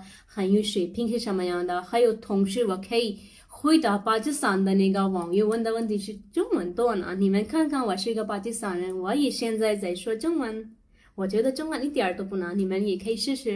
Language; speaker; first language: Chinese; non-native, learner; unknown